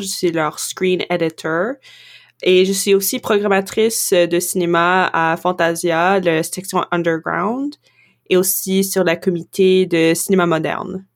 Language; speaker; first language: French; non-native, local second language; English